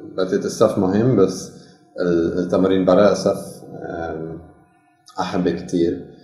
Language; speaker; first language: Arabic; non-native, learner; Dutch